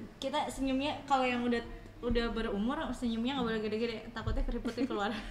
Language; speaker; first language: Indonesian; native; Indonesian